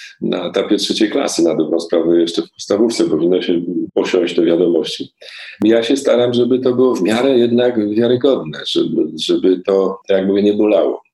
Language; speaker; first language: Polish; native; Polish